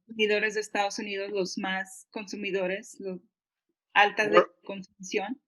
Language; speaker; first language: Spanish; early bilingual, heritage; Spanish